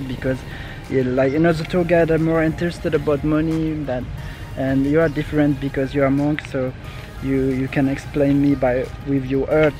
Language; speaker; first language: English; non-native, fluent; French